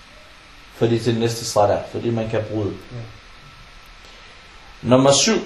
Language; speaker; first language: Danish; non-native, fluent; Arabic